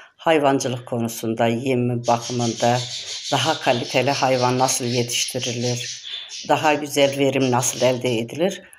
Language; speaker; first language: Turkish; native; Turkish